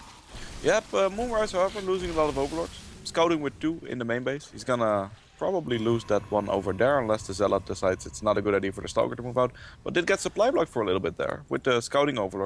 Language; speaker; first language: English; non-native, fluent; Dutch